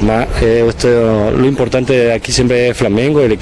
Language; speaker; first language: Portuguese; non-native, fluent; Spanish